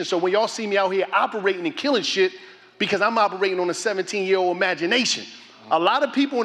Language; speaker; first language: English; native; English